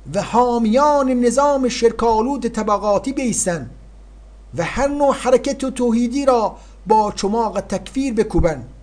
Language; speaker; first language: Persian; native; Persian